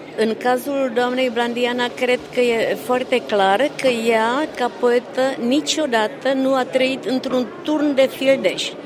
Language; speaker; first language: Romanian; non-native, fluent; Czech